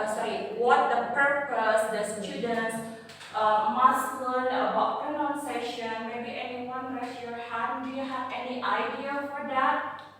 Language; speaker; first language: English; non-native, fluent; Indonesian